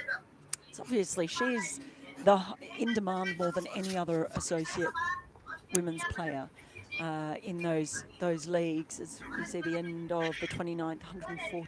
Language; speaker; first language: English; native; English